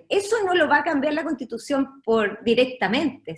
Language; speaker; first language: Spanish; native; Spanish